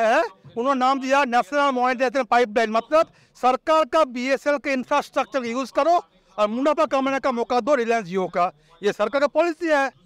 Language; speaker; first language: Hindi; non-native, local second language; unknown